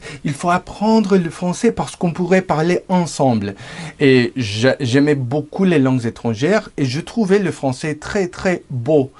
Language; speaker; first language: French; non-native, fluent; English